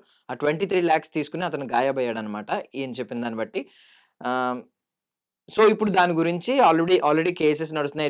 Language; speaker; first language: Telugu; native; Telugu